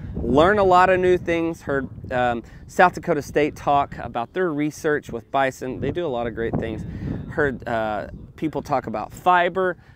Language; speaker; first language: English; native; English